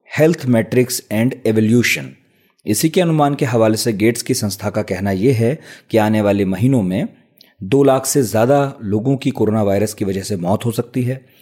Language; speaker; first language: Hindi; native; Hindi